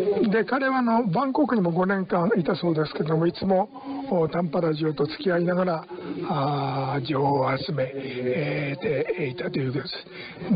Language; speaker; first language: Japanese; native; Japanese